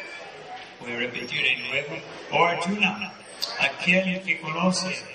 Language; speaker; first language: Spanish; non-native, fluent; Portuguese